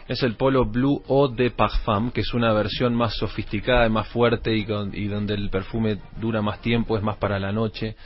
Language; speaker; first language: Spanish; native; Spanish